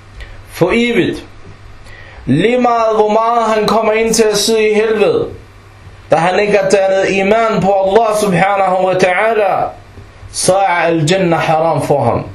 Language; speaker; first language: Danish; early bilingual, other home language; Arabic